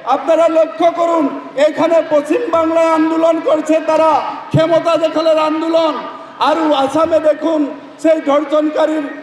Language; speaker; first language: Bangla; non-native, learner; Assamese